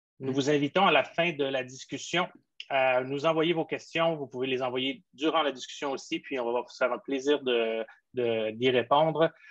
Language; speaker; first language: French; native; French